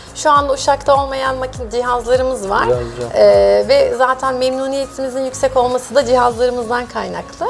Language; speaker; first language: Turkish; native; Turkish